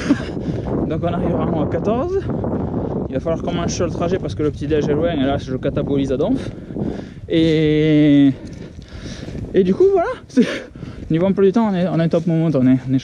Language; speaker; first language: French; native; French